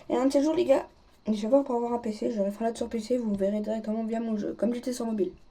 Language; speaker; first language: French; native; French